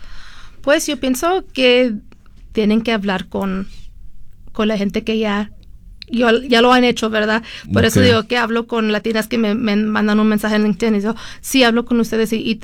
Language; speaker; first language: Spanish; early bilingual, heritage; Spanish